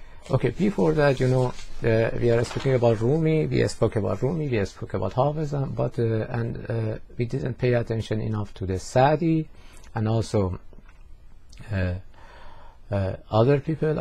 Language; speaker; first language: English; non-native, fluent; Persian